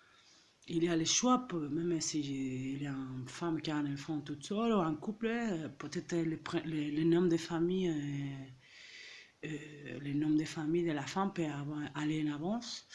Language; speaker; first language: French; non-native, fluent; Catalan